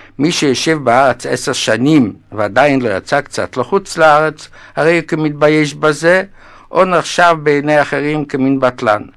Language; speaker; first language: Hebrew; non-native, fluent; Yiddish